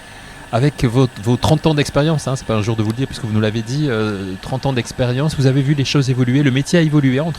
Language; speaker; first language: French; native; French